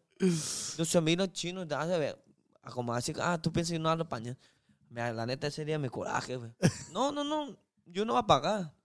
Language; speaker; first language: Spanish; non-native, learner; Chinese